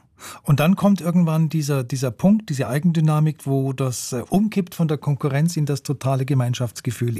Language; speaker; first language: German; native; German